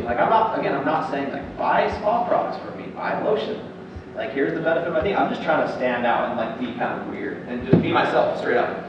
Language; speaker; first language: English; native; English